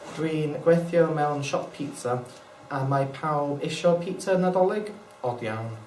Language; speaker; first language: Welsh; non-native, learner; English